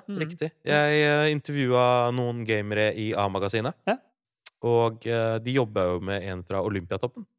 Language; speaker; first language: Norwegian; early bilingual, other home language; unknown